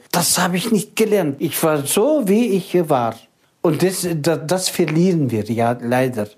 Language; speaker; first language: German; early bilingual, heritage; Russian